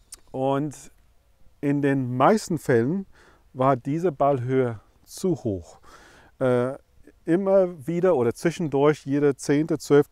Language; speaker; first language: German; non-native, fluent; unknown